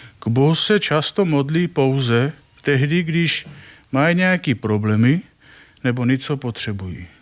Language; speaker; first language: Czech; non-native, fluent; Armenian